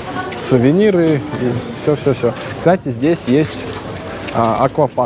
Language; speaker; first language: Russian; native; Russian